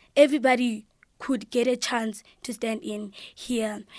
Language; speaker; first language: English; non-native, local second language; Xhosa